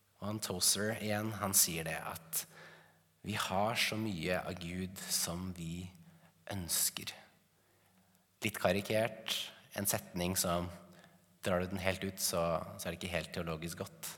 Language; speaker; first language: Norwegian; native; Norwegian